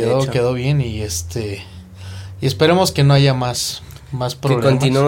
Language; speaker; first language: Spanish; native; Spanish